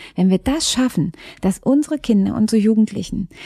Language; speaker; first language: German; native; German